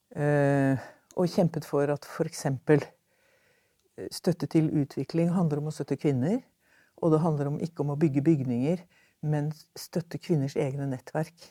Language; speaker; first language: Norwegian; native; Norwegian